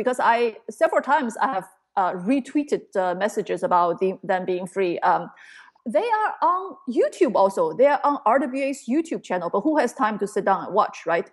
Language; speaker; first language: English; non-native, fluent; Chinese